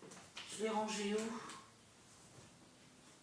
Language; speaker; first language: French; native; French